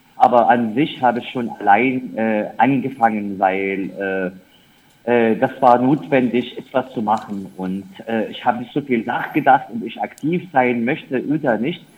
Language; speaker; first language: German; non-native, fluent; Arabic